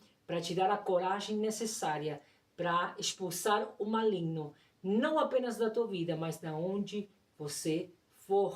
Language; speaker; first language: Portuguese; non-native, fluent; Spanish